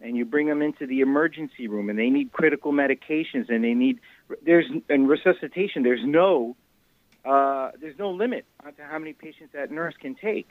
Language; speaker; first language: English; native; English